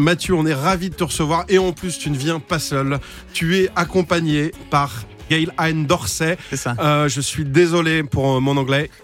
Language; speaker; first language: French; native; French